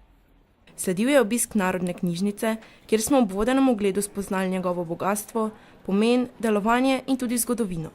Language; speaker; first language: Slovenian; native; Slovenian